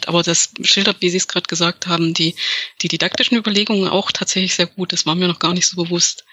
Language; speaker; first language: German; native; German